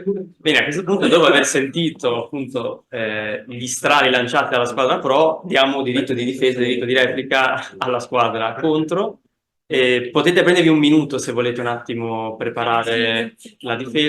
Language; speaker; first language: Italian; native; Italian